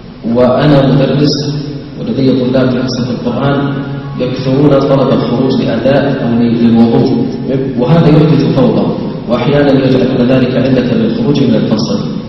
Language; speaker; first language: Arabic; native; Arabic